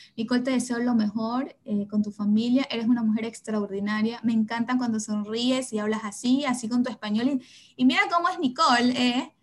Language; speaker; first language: Spanish; native; Spanish